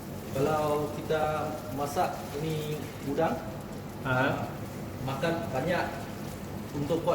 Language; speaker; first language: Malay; non-native, local second language; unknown